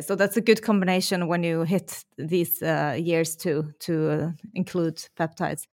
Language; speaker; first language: English; non-native, fluent; Norwegian